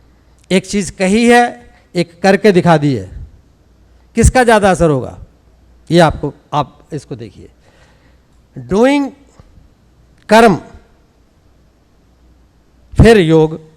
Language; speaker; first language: Hindi; native; Hindi